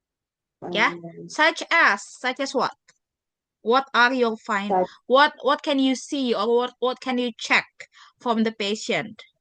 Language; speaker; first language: English; non-native, fluent; Indonesian